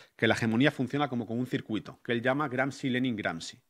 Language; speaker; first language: Spanish; native; Spanish